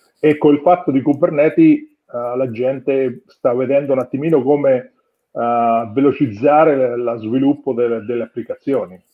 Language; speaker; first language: Italian; native; Italian